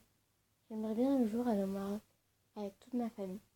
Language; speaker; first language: French; early bilingual, other home language; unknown